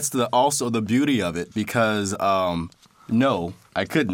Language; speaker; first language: English; native; English